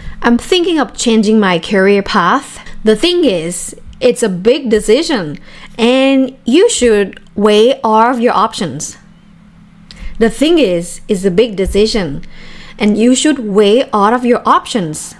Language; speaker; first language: English; non-native, fluent; Thai